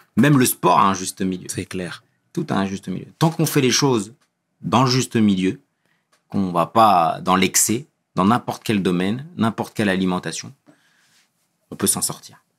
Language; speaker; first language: French; early bilingual, other home language; Kabyle